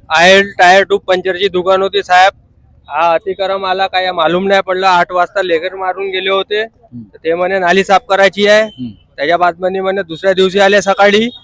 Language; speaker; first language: Marathi; non-native, local second language; Urdu